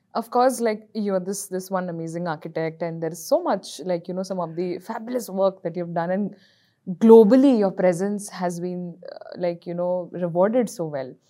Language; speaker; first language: English; non-native, local second language; Hindi